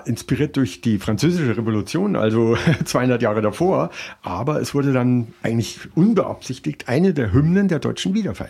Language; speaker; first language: German; native; German